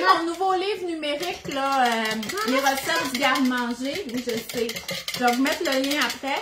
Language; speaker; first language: French; native; French